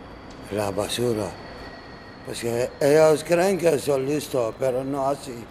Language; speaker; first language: Spanish; non-native, learner; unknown